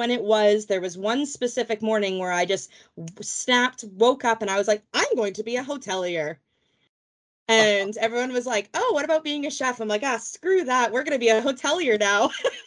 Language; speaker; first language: English; native; English